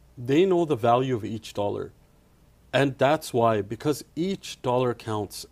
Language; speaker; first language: English; early bilingual, other home language; Punjabi